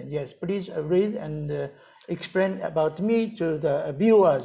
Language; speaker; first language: English; non-native, learner; Japanese